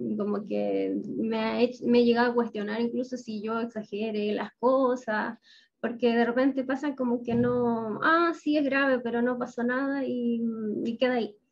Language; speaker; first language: Spanish; native; Spanish